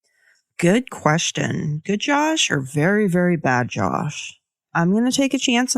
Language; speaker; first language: English; native; English